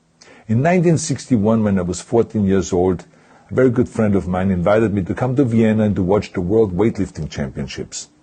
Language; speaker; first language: English; non-native, fluent; German